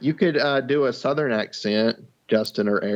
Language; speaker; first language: English; native; English